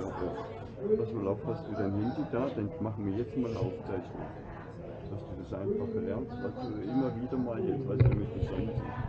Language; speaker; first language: German; native; German